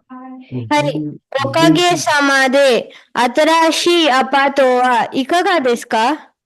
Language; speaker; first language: Japanese; non-native, learner; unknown